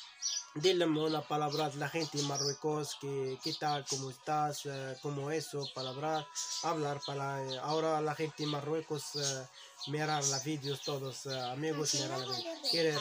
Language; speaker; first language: Spanish; non-native, learner; Arabic